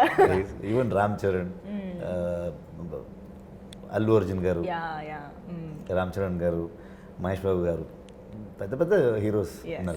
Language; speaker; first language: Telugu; non-native, learner; Kannada